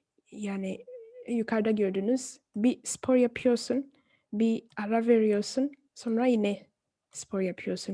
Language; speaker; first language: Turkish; non-native, fluent; English